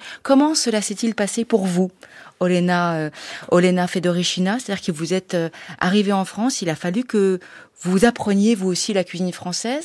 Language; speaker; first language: French; native; French